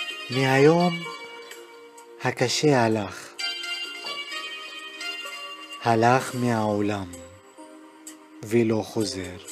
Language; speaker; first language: Hebrew; non-native, local second language; Arabic